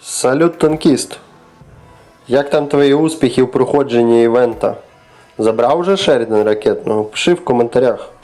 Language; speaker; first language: Ukrainian; native; Ukrainian